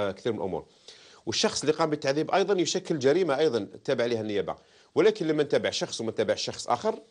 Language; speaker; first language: Arabic; native; Arabic